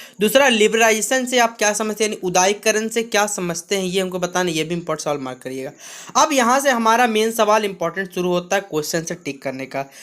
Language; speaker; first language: Hindi; native; Hindi